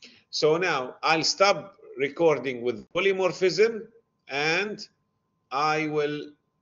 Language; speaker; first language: English; non-native, fluent; Arabic